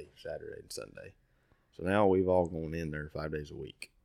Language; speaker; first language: English; native; English